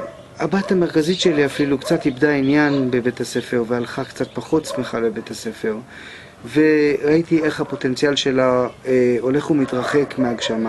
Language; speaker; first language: Hebrew; native; Hebrew